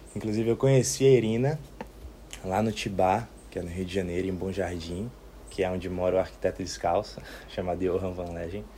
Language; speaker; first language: Portuguese; native; Portuguese